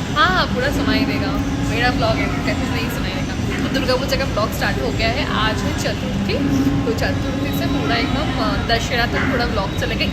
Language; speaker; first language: Hindi; non-native, local second language; Bangla